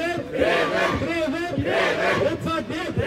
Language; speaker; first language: Norwegian; non-native, learner; Oromo